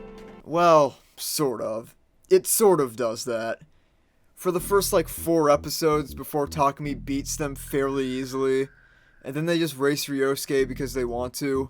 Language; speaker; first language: English; native; English